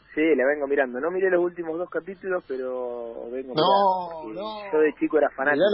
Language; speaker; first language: Spanish; native; Spanish